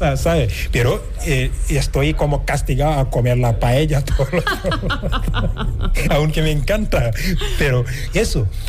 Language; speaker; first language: Spanish; non-native, fluent; Wolof